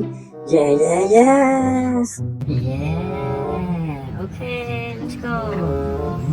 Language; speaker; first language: English; non-native, learner; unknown